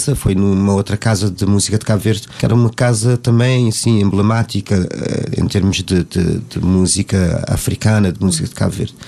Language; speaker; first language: Portuguese; non-native, local second language; Kabuverdianu